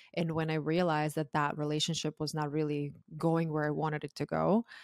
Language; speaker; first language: English; non-native, fluent; Croatian